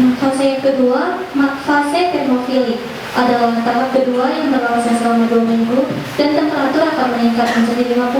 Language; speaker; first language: Indonesian; native; Indonesian